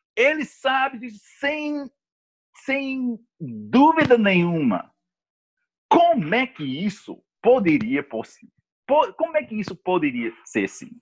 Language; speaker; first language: Portuguese; non-native, fluent; English